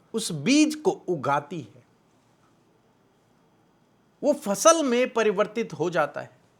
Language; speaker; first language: Hindi; native; Hindi